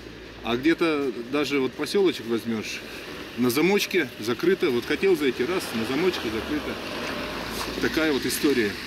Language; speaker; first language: Russian; native; Russian